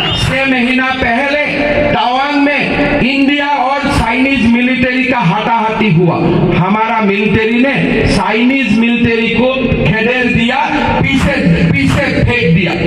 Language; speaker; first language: Hindi; non-native, local second language; Assamese